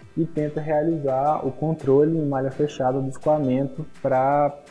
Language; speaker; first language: Portuguese; native; Portuguese